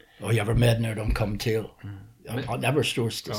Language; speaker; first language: Swedish; non-native, fluent; English